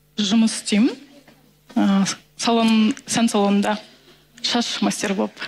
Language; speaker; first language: Kazakh; early bilingual, heritage; Kazakh